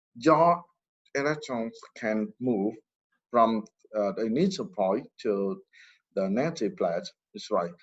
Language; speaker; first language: English; non-native, fluent; Vietnamese